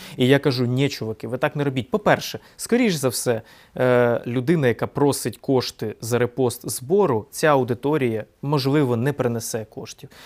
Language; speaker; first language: Ukrainian; non-native, local second language; Russian